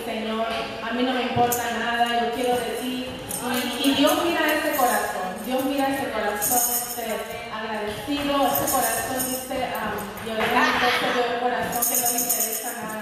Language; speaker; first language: Spanish; native; Spanish